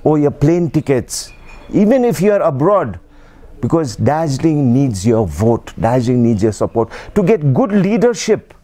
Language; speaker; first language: English; non-native, local second language; Nepali